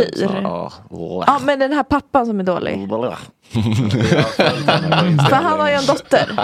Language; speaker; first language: Swedish; native; Swedish